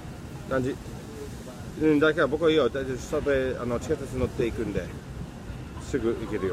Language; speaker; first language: Japanese; non-native, fluent; English